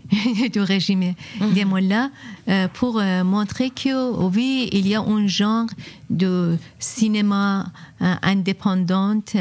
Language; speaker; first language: French; non-native, fluent; Persian